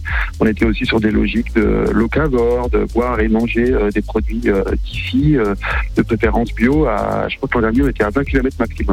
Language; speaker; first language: French; native; French